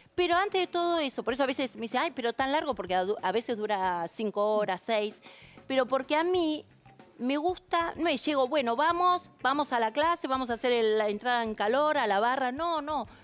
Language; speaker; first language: Spanish; native; Spanish